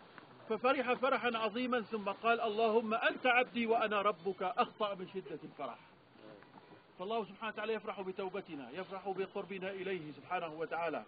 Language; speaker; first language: Arabic; native; Arabic